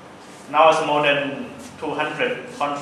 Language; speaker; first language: English; non-native, learner; Thai